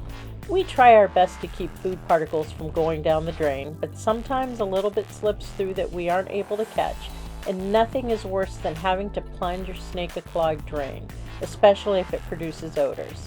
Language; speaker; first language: English; native; English